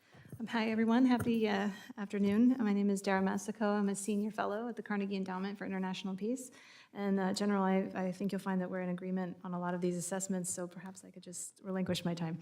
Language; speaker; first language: English; native; English